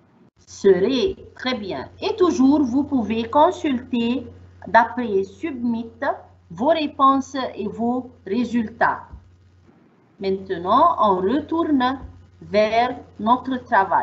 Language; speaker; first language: French; non-native, fluent; Arabic